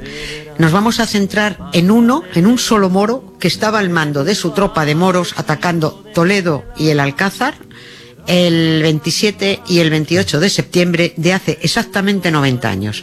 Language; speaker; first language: Spanish; native; Spanish